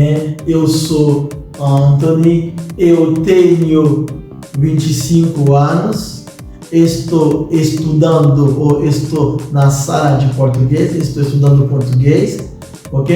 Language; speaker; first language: Portuguese; non-native, learner; Haitian Creole